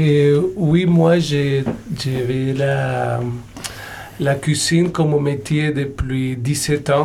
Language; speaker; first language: French; non-native, learner; Spanish